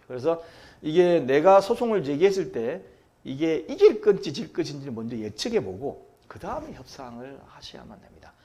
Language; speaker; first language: Korean; native; Korean